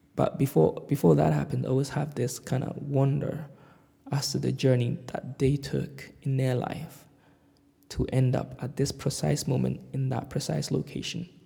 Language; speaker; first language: English; native; English